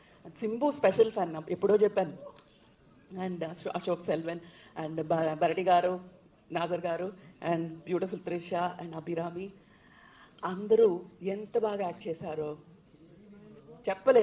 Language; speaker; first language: Telugu; non-native, local second language; Tamil